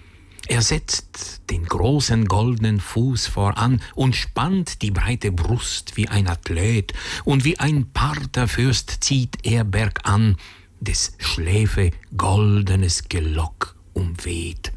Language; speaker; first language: German; native; German